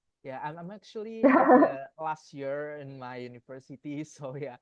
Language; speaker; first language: English; non-native, learner; Indonesian